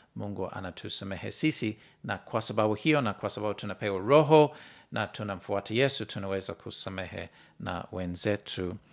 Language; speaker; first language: Swahili; non-native, fluent; English